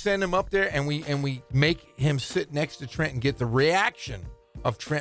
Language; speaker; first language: English; native; English